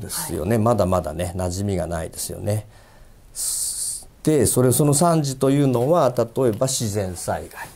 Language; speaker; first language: Japanese; native; Japanese